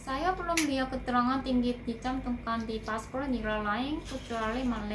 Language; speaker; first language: Indonesian; non-native, learner; Korean